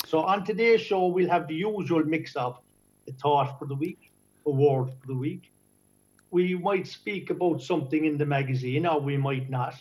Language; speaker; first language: English; native; English